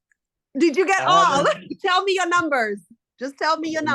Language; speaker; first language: English; native; English